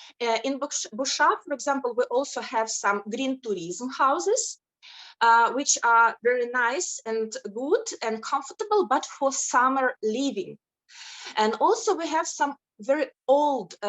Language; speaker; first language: English; non-native, fluent; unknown